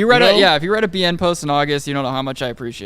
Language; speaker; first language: English; native; English